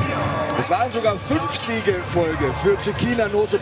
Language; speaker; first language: German; native; German